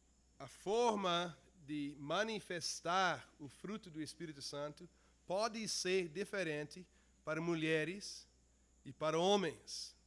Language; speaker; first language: Portuguese; non-native, fluent; English